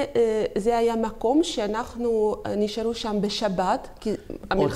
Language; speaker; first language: Hebrew; non-native, learner; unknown